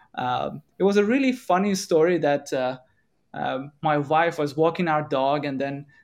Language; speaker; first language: English; non-native, fluent; Persian